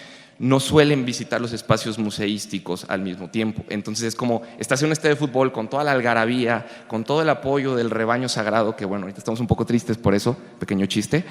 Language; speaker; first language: Spanish; native; Spanish